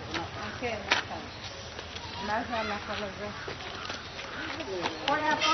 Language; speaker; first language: Hebrew; non-native, fluent; Malayalam